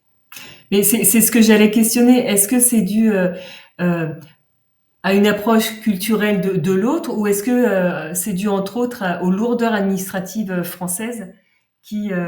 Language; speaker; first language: French; native; French